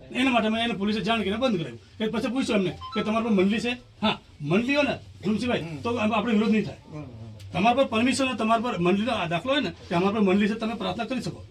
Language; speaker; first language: Gujarati; non-native, local second language; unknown